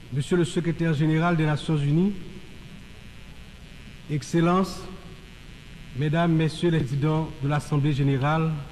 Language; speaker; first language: French; non-native, local second language; Haitian Creole